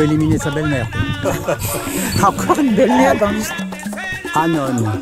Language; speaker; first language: French; native; French